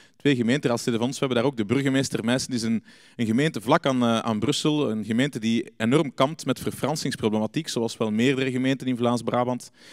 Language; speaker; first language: Dutch; native; Dutch